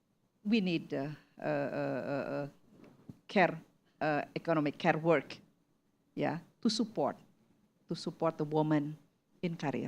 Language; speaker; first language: English; non-native, learner; Indonesian